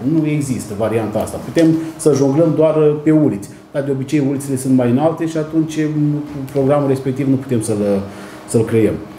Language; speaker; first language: Romanian; native; Romanian